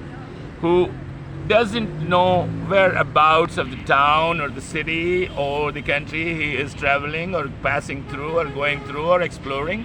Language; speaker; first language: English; non-native, fluent; Urdu